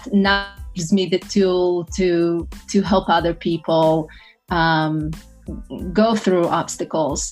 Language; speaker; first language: English; non-native, fluent; Hebrew